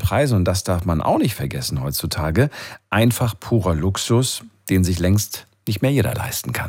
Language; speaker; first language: German; native; German